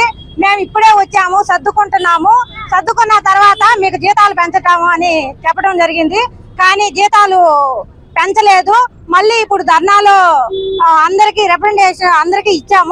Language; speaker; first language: Telugu; native; Telugu